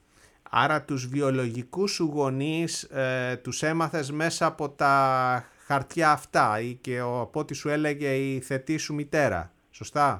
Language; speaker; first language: Greek; native; Greek